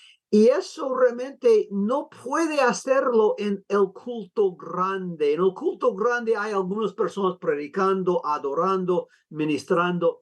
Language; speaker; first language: Spanish; non-native, fluent; English